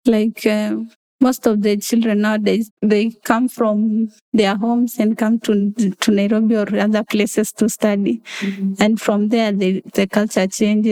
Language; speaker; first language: English; non-native, local second language; Masai